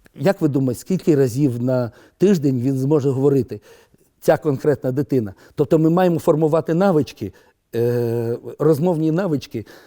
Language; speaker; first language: Ukrainian; non-native, local second language; Romanian